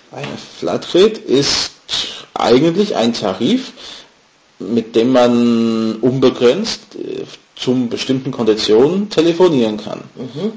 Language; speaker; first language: German; non-native, fluent; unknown